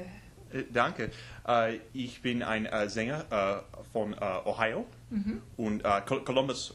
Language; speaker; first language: German; non-native, learner; English